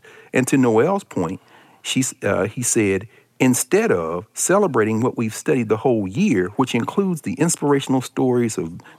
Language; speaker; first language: English; native; English